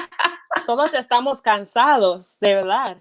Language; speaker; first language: Spanish; non-native, fluent; English